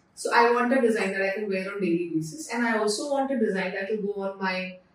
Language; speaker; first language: English; non-native, local second language; Marathi